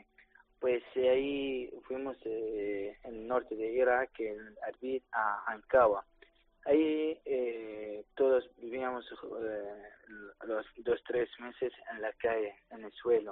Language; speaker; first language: Spanish; non-native, learner; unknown